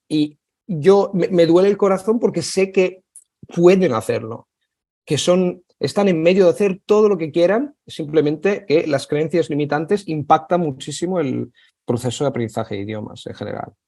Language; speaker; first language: Spanish; non-native, fluent; Italian